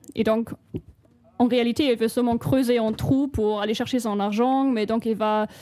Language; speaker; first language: French; non-native, fluent; German